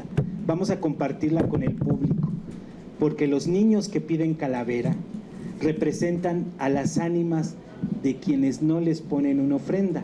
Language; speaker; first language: Spanish; native; Spanish